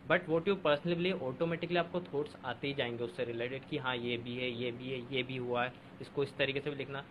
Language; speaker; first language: Hindi; native; Hindi